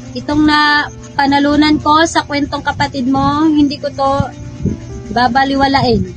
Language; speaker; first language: Filipino; non-native, local second language; Waray